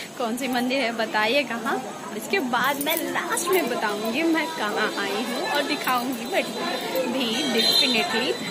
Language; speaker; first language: Hindi; non-native, local second language; Bangla